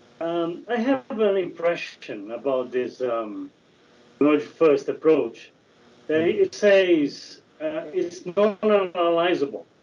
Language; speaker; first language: English; non-native, learner; Portuguese